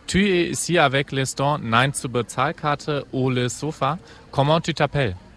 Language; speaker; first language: French; non-native, learner; German